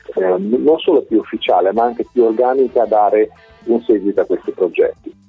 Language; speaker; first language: Italian; native; Italian